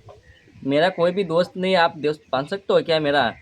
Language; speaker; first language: Hindi; non-native, local second language; Bangla